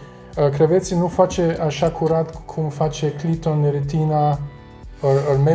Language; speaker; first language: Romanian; non-native, learner; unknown